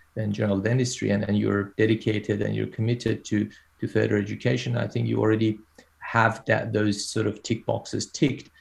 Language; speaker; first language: English; non-native, fluent; Persian